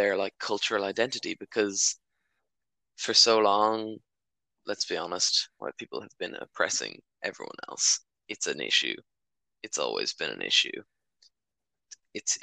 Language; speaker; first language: English; native; English